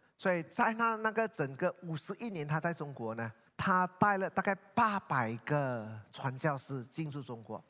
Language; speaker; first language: Chinese; native; Chinese